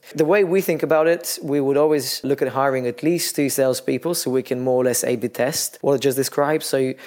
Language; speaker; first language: English; non-native, fluent; Bulgarian